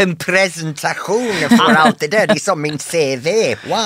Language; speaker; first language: Swedish; non-native, fluent; English